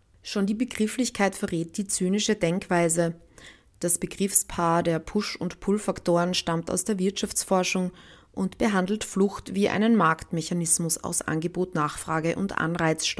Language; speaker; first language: German; native; German